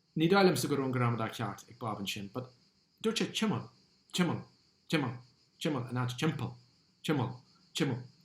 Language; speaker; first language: Irish; non-native, local second language; English